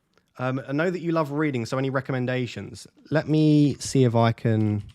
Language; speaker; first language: English; native; English